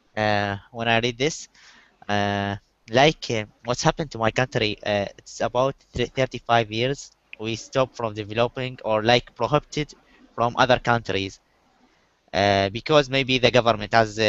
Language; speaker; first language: English; non-native, learner; Arabic